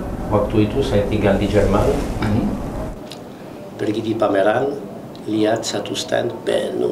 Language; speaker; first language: Indonesian; non-native, learner; Italian